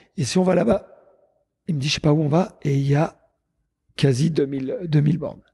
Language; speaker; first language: French; native; French